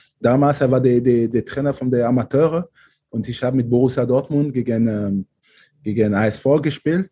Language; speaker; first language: German; non-native, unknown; French